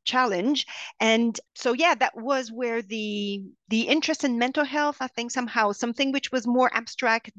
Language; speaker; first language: English; non-native, fluent; French